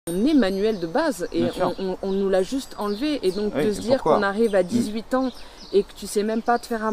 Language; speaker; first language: French; native; French